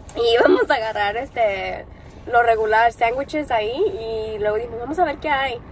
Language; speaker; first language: Spanish; early bilingual, heritage; Spanish